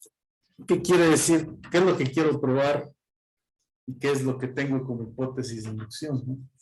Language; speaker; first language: Spanish; native; Spanish